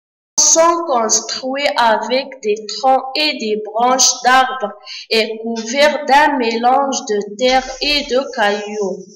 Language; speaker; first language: French; non-native, learner; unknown